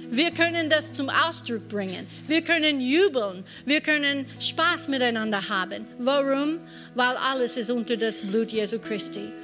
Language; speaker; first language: German; non-native, fluent; English